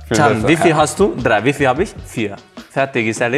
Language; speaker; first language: German; non-native, fluent; Hungarian